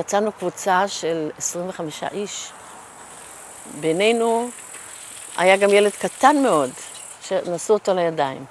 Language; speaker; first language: Hebrew; non-native, fluent; Yiddish